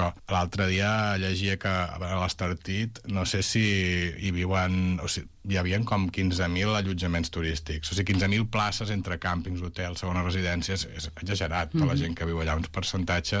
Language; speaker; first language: Catalan; native; Catalan